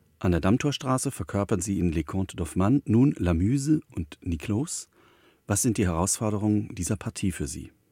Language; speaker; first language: German; native; German